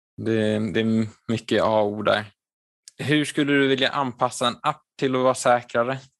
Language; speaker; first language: Swedish; native; Swedish